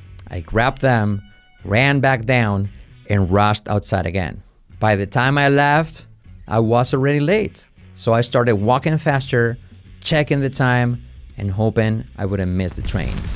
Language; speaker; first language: English; non-native, fluent; Spanish